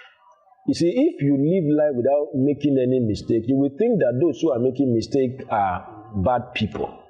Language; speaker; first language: English; non-native, local second language; Yoruba